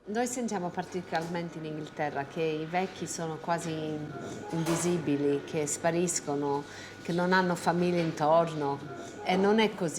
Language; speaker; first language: Italian; early bilingual, heritage; English